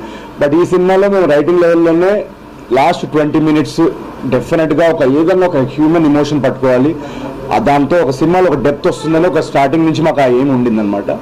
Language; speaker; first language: Telugu; native; Telugu